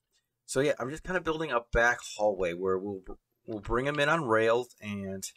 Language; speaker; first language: English; native; English